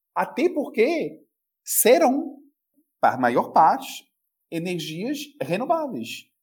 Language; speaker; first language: Portuguese; non-native, fluent; French